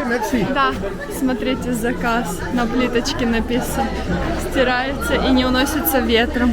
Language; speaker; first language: Russian; native; Russian